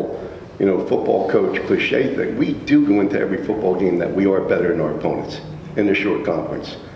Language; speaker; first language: English; native; English